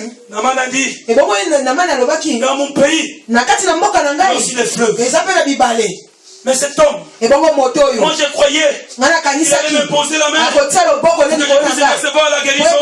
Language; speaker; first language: French; non-native, local second language; Lingala